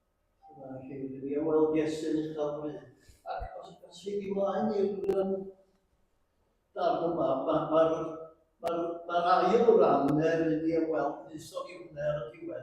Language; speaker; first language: Welsh; native; Welsh